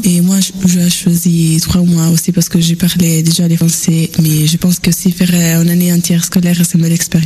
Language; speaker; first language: French; non-native, fluent; Italian